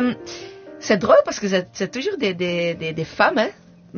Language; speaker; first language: French; non-native, learner; English